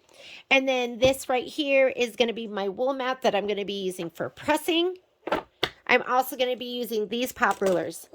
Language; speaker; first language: English; native; English